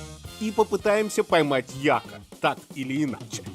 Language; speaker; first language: Russian; native; Russian